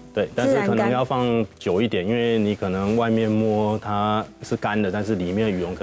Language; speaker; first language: Chinese; native; Chinese